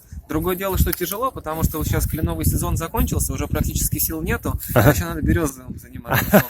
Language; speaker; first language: Russian; native; Russian